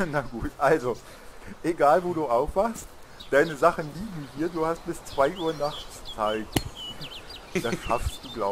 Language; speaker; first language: German; native; German